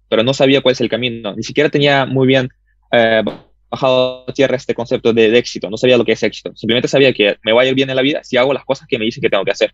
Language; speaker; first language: Spanish; early bilingual, other home language; Russian